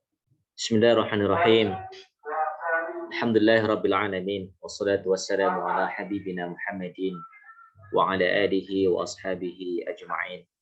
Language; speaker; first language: Arabic; non-native, fluent; Indonesian